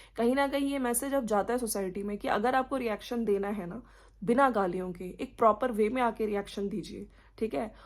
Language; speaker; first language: Hindi; native; Hindi